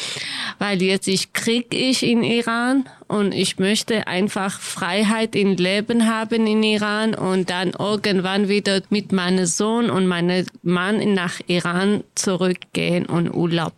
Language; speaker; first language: German; non-native, learner; Kurdish